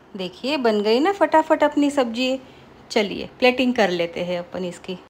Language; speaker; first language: Hindi; non-native, local second language; Marathi